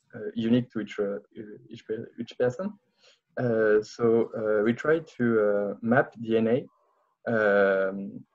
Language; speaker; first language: English; non-native, learner; French